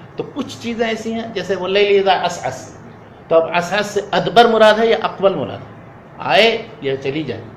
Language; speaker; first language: Urdu; native; Urdu